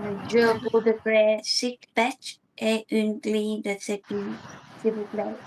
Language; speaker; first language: French; non-native, learner; Vietnamese